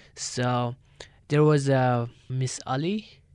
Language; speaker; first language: English; non-native, learner; Turkish